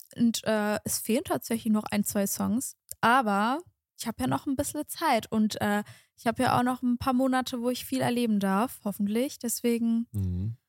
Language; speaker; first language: German; native; German